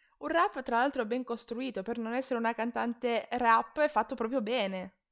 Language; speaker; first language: Italian; native; Italian